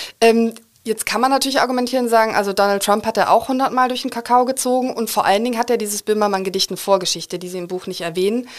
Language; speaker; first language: German; native; German